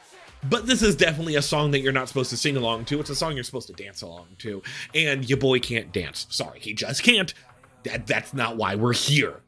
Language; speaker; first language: English; native; English